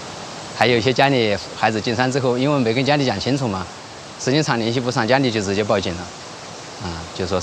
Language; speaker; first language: Chinese; native; Chinese